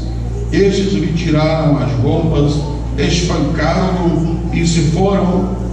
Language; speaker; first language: Portuguese; native; Portuguese